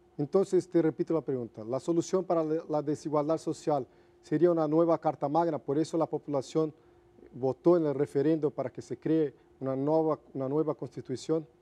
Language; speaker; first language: Spanish; non-native, fluent; Portuguese